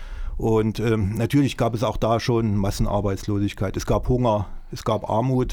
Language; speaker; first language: German; native; German